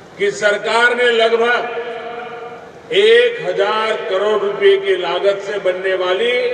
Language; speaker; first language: Hindi; non-native, local second language; Gujarati